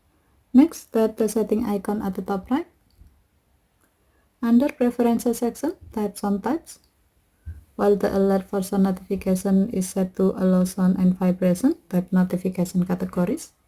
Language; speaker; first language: English; non-native, fluent; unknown